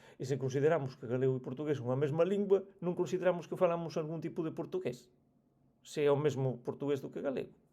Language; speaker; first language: Galician; native; Galician